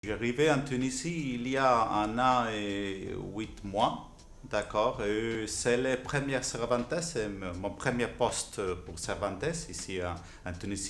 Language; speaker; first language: French; non-native, fluent; Spanish